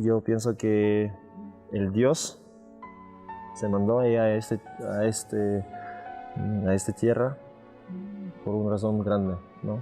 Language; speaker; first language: Spanish; non-native, learner; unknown